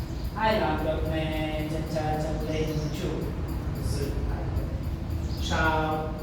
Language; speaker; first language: Vietnamese; non-native, learner; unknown